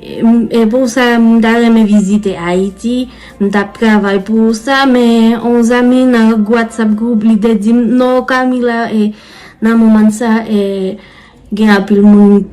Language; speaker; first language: Haitian Creole; non-native, learner; Spanish